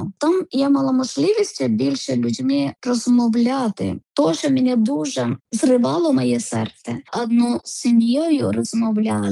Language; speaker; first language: Ukrainian; non-native, learner; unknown